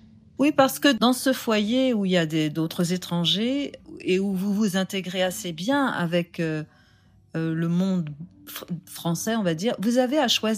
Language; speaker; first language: French; native; French